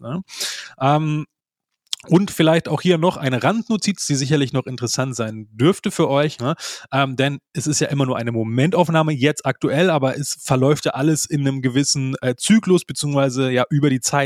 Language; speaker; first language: German; native; German